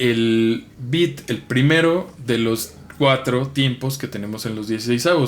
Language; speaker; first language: Spanish; native; Spanish